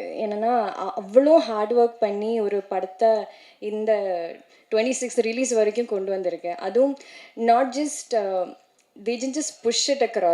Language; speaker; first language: Tamil; non-native, learner; Malayalam